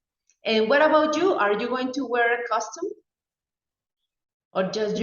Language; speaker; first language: English; non-native, fluent; Spanish